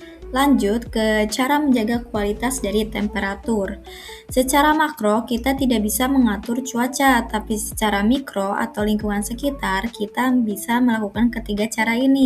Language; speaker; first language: Indonesian; native; Indonesian